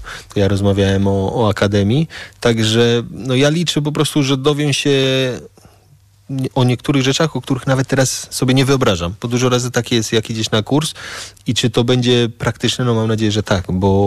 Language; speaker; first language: Polish; early bilingual, heritage; Polish